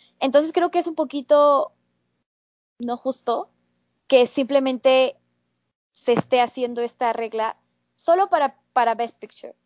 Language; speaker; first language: Spanish; native; Spanish